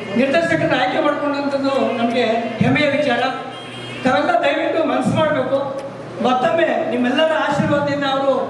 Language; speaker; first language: Kannada; native; Kannada